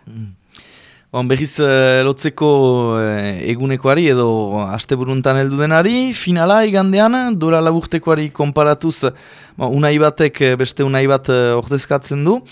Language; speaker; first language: Basque; native; Basque